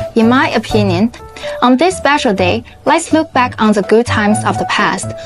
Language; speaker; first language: English; non-native, fluent; Chinese